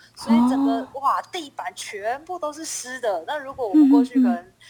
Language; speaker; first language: Chinese; native; Chinese